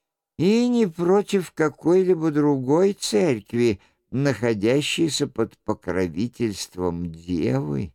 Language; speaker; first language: Russian; native; Russian